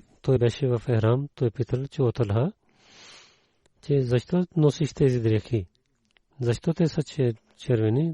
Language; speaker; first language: Bulgarian; non-native, learner; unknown